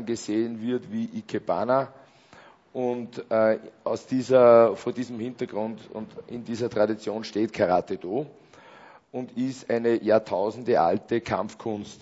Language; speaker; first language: German; native; German